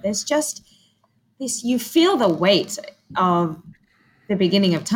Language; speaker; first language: English; native; English